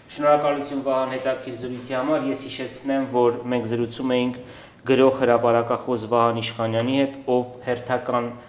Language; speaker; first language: Armenian; native; Armenian